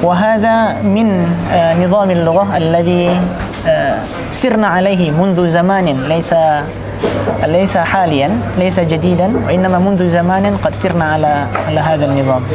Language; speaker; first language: Arabic; non-native, fluent; Indonesian